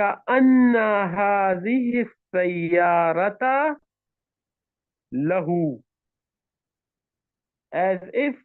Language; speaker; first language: Arabic; non-native, fluent; Urdu